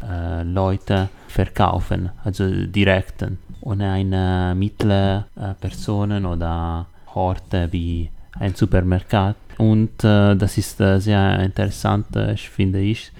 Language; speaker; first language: German; non-native, learner; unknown